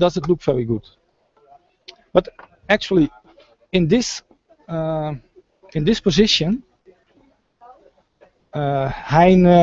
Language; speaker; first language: English; non-native, fluent; Dutch